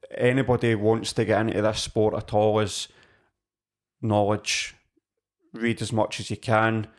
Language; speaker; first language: English; native; English